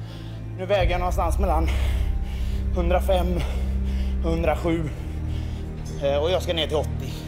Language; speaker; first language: Swedish; native; Swedish